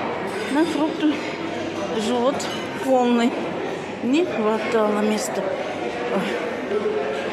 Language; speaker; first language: Russian; non-native, local second language; Tatar